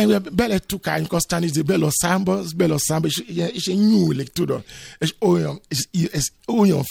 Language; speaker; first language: Hungarian; non-native, fluent; Yoruba